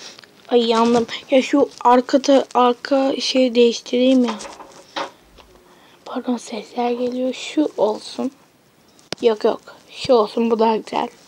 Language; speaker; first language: Turkish; native; Turkish